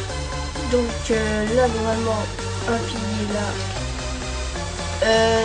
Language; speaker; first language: French; native; French